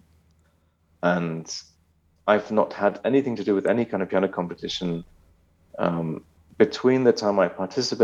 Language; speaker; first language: English; native; English